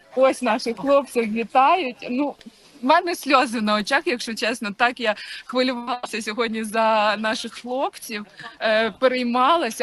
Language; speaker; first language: Ukrainian; native; Ukrainian